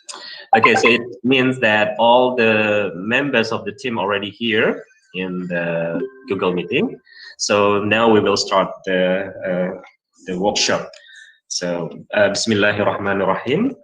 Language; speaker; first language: English; non-native, fluent; Indonesian